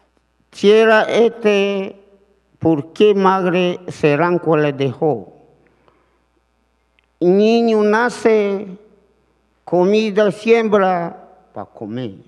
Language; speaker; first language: Spanish; non-native, learner; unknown